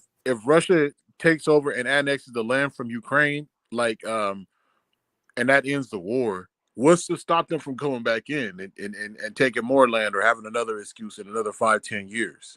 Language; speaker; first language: English; native; English